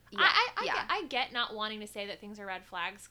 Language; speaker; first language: English; native; English